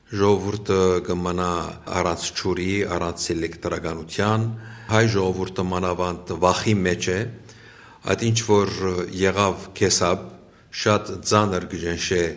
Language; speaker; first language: Armenian; early bilingual, heritage; Armenian